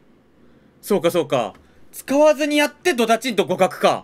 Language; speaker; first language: Japanese; native; Japanese